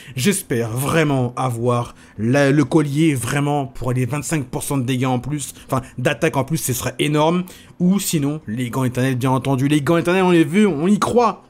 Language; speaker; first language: French; native; French